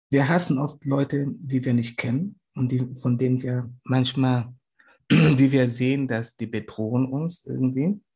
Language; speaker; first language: German; non-native, fluent; Swahili